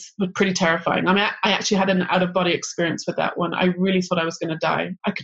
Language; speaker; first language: English; native; English